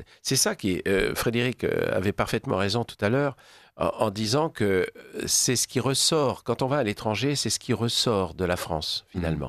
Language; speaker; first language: French; native; French